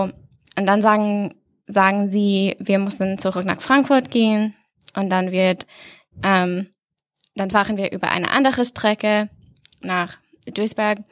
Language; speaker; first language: German; non-native, fluent; English